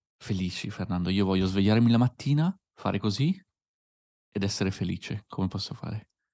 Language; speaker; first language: Italian; native; Italian